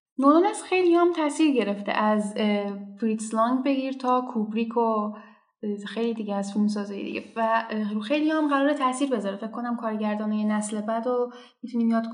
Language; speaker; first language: Persian; non-native, local second language; Azerbaijani